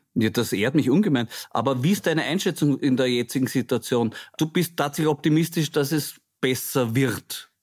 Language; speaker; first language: German; native; German